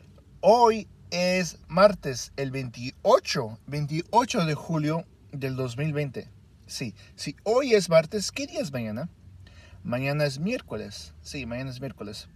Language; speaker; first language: Spanish; early bilingual, heritage; Spanish